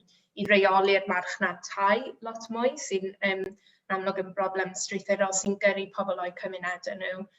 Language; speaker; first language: Welsh; native; Welsh